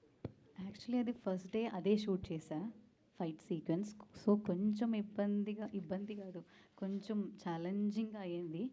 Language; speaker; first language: Telugu; non-native, learner; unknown